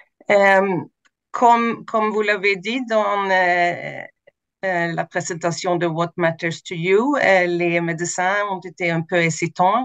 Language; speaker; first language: French; non-native, fluent; Swedish